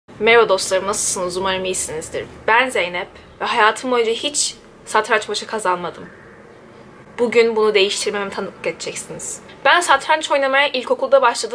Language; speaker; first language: Turkish; native; Turkish